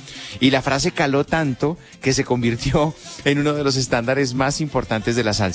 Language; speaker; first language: Spanish; native; Spanish